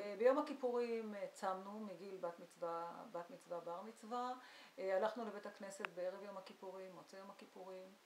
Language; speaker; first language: Hebrew; early bilingual, other home language; Arabic